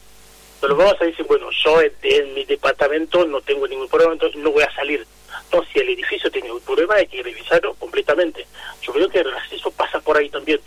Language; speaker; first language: Spanish; non-native, fluent; Haitian Creole